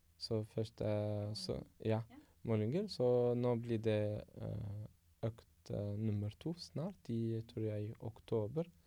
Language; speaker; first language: Norwegian; non-native, fluent; Arabic